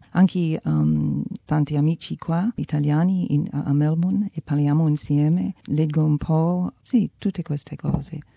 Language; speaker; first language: Italian; non-native, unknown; English